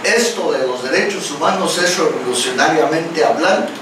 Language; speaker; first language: Spanish; native; Spanish